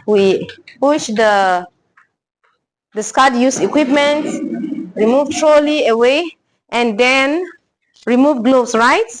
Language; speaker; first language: English; non-native, local second language; Igbo